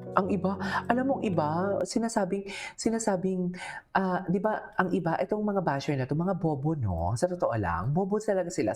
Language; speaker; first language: Filipino; native; Filipino